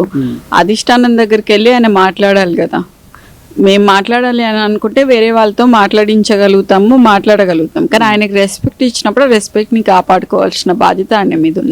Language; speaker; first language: Telugu; native; Telugu